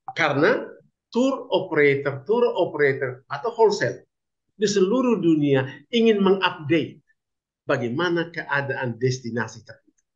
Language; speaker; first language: Indonesian; native; Indonesian